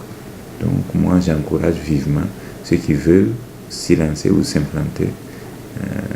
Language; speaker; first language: French; non-native, local second language; Mossi